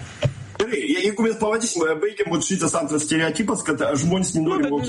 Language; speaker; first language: Lithuanian; non-native, local second language; Russian